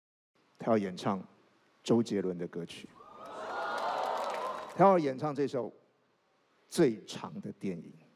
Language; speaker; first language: Chinese; native; Chinese